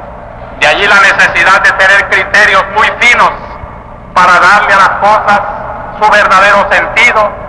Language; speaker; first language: Spanish; native; Spanish